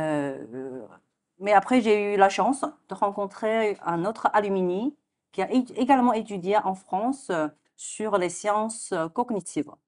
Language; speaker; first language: French; non-native, fluent; Chinese